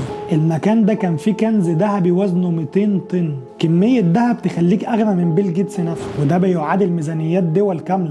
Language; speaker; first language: Arabic; native; Arabic